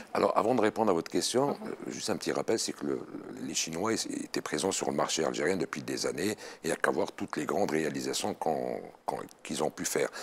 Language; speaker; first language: French; non-native, local second language; Arabic